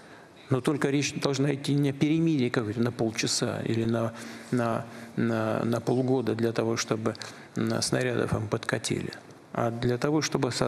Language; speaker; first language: Russian; native; Russian